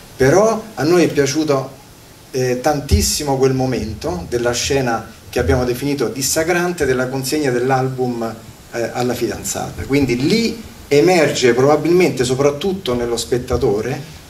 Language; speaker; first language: Italian; native; Italian